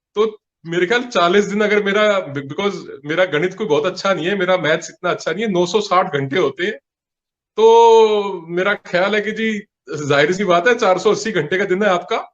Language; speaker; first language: Hindi; non-native, local second language; Punjabi